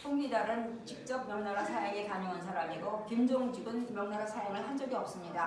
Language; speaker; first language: Korean; native; Korean